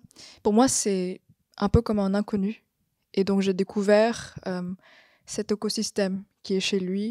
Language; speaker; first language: French; non-native, fluent; Vietnamese